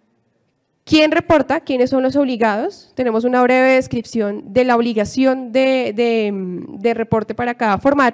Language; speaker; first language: Spanish; native; Spanish